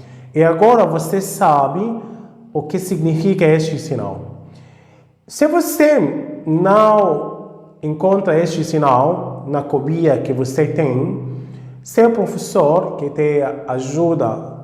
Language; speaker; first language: Portuguese; non-native, fluent; Arabic